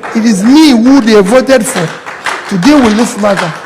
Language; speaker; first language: English; non-native, local second language; Igbo